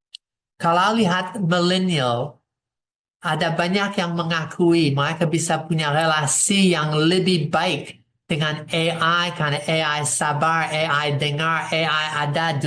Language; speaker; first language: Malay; non-native, fluent; English